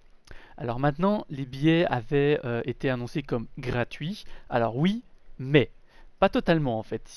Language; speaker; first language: French; native; French